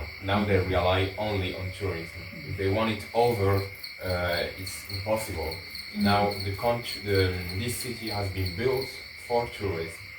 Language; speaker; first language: English; non-native, fluent; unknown